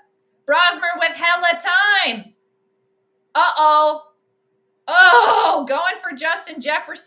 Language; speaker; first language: English; native; English